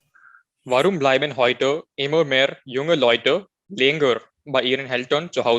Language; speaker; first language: German; non-native, learner; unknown